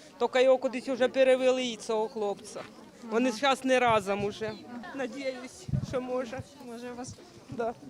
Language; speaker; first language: Ukrainian; native; Ukrainian